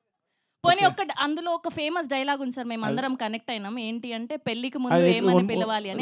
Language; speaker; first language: Telugu; native; Telugu